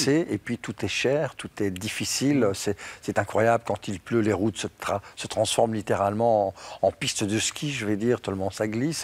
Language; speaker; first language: French; native; French